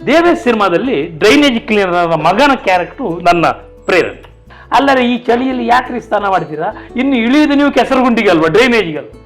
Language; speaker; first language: Kannada; non-native, local second language; Tulu